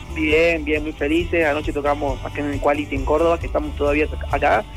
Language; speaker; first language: Spanish; native; Spanish